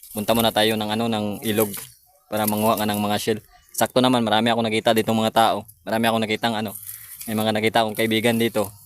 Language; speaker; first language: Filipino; non-native, local second language; Aklanon